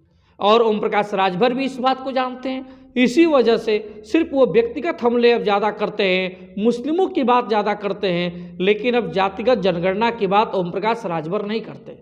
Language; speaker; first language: Hindi; native; Hindi